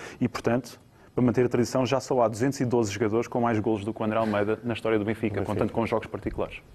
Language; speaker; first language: Portuguese; native; Portuguese